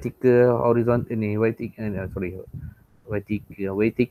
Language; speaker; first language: Malay; native; Malay